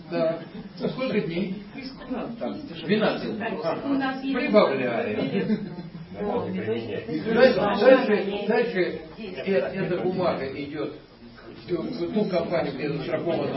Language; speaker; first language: Russian; native; Russian